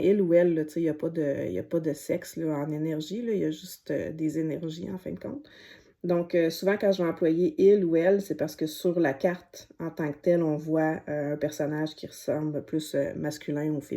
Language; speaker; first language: French; native; French